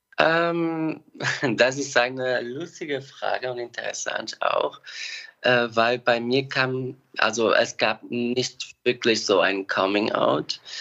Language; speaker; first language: German; non-native, fluent; Portuguese